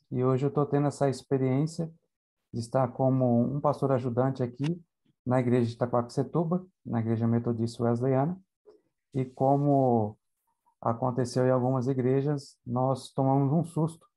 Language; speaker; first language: Portuguese; native; Portuguese